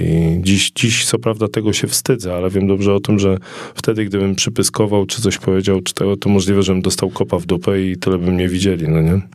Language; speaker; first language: Polish; native; Polish